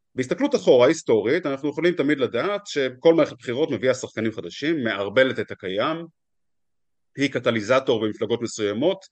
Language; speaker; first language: Hebrew; native; Hebrew